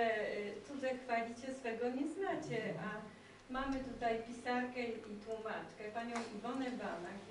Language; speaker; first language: Polish; native; Polish